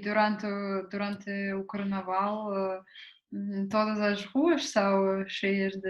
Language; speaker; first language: Portuguese; non-native, fluent; Russian